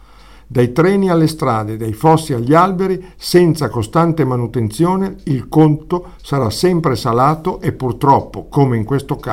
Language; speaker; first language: Italian; native; Italian